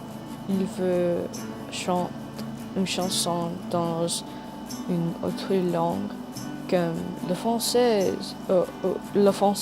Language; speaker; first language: French; non-native, learner; English